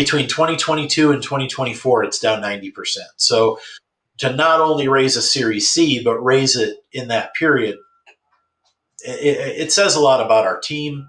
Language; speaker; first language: English; native; English